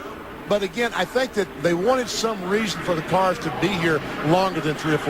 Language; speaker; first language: English; native; English